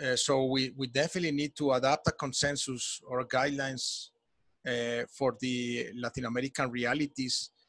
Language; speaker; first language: English; non-native, fluent; Spanish